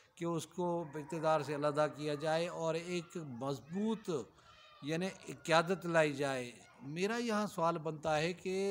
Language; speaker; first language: Urdu; native; Urdu